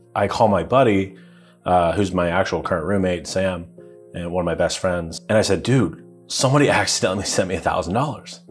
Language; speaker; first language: English; native; English